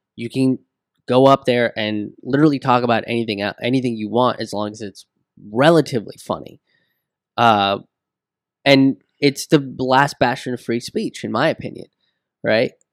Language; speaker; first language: English; early bilingual, other home language; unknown